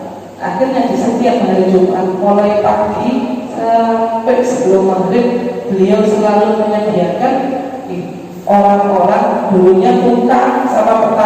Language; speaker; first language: Indonesian; native; Indonesian